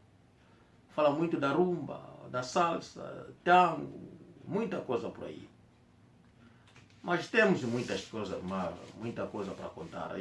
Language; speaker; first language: Portuguese; non-native, local second language; Kongo